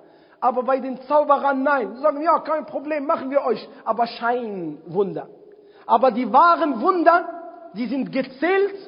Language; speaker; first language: German; non-native, fluent; Arabic